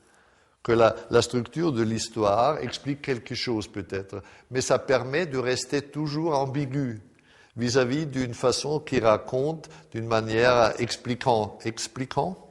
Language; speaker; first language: French; non-native, fluent; German